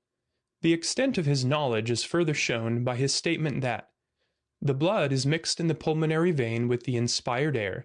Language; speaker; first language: English; native; English